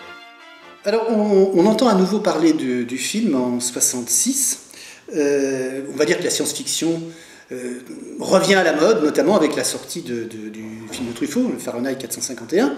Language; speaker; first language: French; native; French